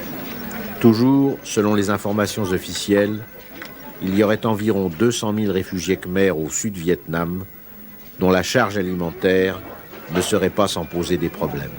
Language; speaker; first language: French; native; French